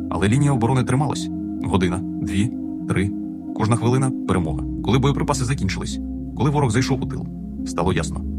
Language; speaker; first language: Ukrainian; native; Ukrainian